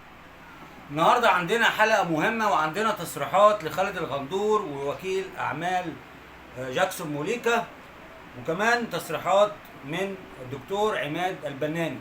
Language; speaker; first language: Arabic; native; Arabic